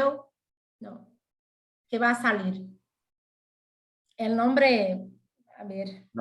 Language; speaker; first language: Spanish; non-native, fluent; Portuguese